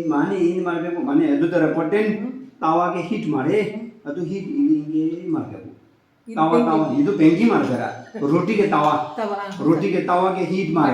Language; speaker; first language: Kannada; non-native, local second language; Tibetan